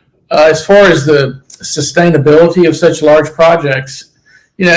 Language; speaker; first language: English; native; English